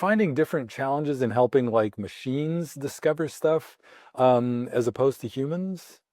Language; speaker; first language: English; native; English